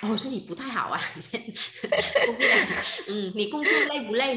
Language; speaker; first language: Chinese; non-native, fluent; Vietnamese